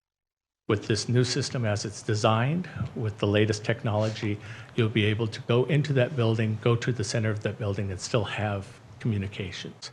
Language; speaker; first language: English; native; English